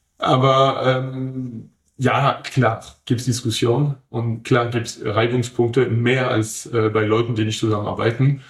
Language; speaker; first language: German; non-native, fluent; French